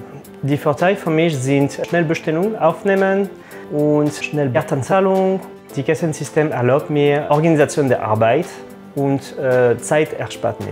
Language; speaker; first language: German; non-native, fluent; French